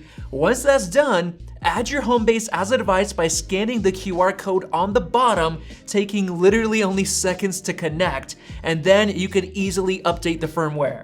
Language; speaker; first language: English; native; English